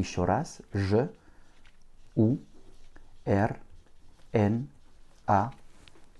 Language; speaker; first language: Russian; non-native, fluent; French